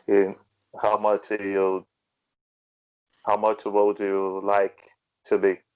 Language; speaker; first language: English; non-native, learner; Portuguese